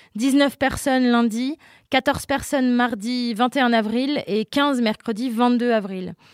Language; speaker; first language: French; native; French